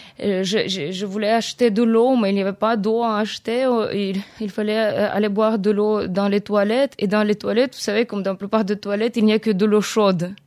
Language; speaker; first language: French; non-native, fluent; Ukrainian